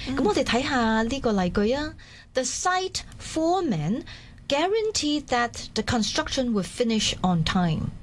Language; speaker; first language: English; non-native, local second language; Cantonese